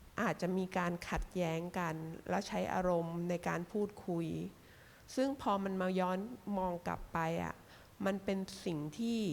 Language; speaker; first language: Thai; native; Thai